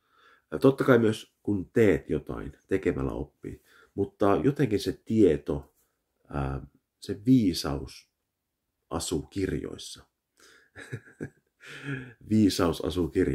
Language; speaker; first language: Finnish; early bilingual, heritage; Finnish